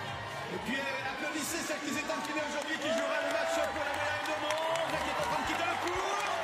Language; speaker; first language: French; native; French